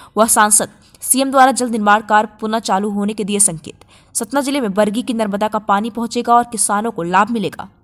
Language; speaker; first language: Hindi; native; Hindi